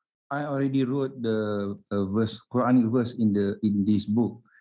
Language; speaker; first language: English; non-native, local second language; Malay